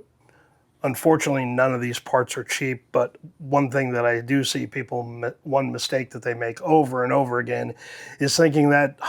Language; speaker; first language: English; native; English